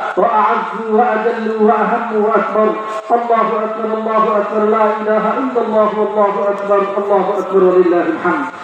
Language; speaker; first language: Arabic; non-native, fluent; Bangla